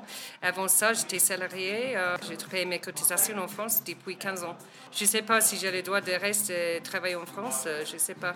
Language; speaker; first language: French; non-native, fluent; English